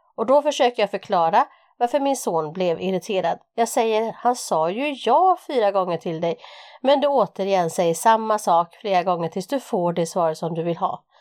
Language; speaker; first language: Swedish; early bilingual, other home language; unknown